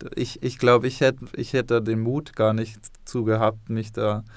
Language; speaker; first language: German; native; German